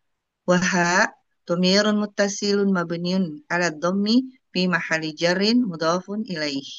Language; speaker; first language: Arabic; non-native, learner; Indonesian